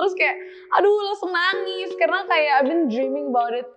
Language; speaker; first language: English; non-native, fluent; Indonesian